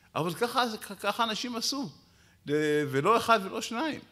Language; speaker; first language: Hebrew; native; Hebrew